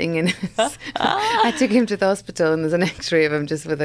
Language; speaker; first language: English; native; English